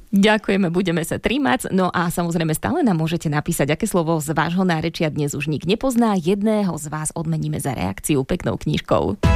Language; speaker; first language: Slovak; native; Slovak